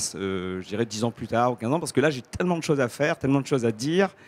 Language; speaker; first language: French; native; French